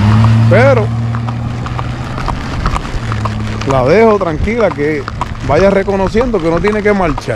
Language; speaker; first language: Spanish; native; Spanish